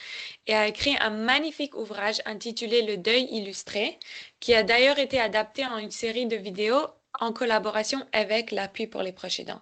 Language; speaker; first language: French; native; French